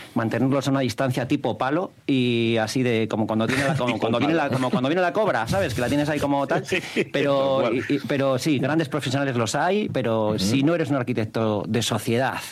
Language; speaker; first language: Spanish; native; Spanish